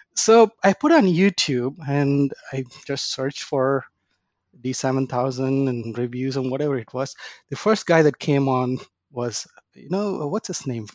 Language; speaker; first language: English; non-native, local second language; Tamil